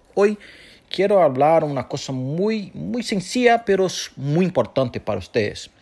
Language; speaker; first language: Spanish; non-native, fluent; Portuguese